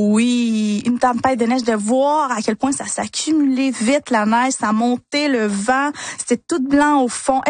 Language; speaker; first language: French; early bilingual, other home language; Spanish